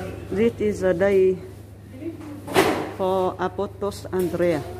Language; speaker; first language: English; non-native, learner; Vietnamese